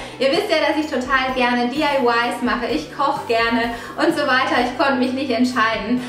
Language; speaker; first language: German; early bilingual, other home language; Italian